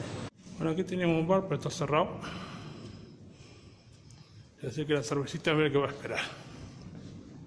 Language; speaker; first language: Spanish; native; Spanish